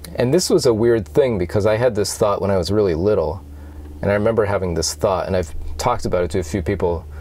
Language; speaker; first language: English; native; English